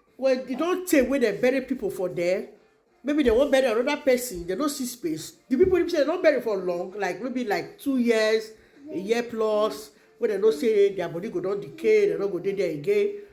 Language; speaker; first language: Nigerian Pidgin; native; Nigerian Pidgin